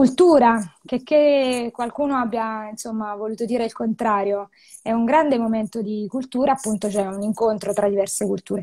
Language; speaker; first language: Italian; native; Italian